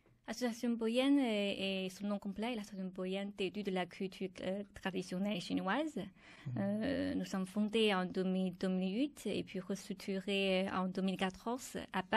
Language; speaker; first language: French; non-native, fluent; Chinese